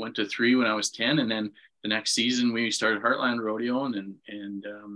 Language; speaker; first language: English; native; English